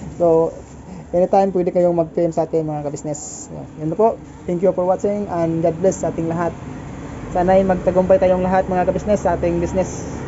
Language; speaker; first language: Filipino; non-native, local second language; Cebuano